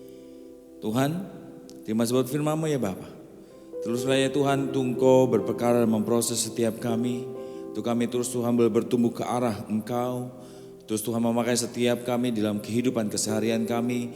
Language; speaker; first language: Indonesian; native; Indonesian